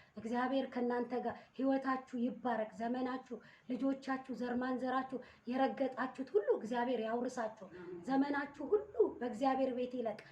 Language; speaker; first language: Amharic; native; Amharic